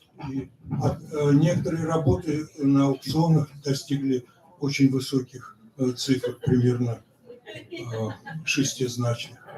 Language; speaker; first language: Russian; native; Russian